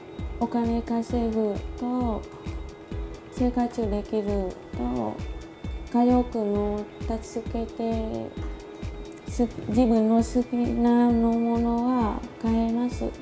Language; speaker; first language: Japanese; non-native, learner; Vietnamese